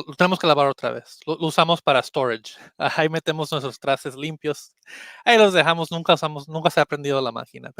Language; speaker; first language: Spanish; early bilingual, heritage; Spanish